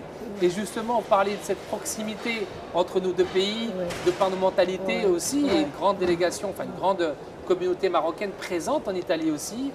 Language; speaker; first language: French; non-native, local second language; Arabic